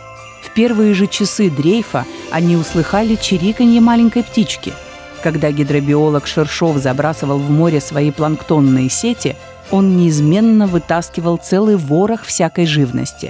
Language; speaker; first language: Russian; native; Russian